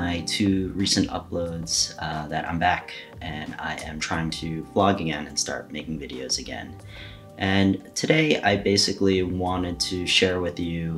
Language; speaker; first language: English; native; English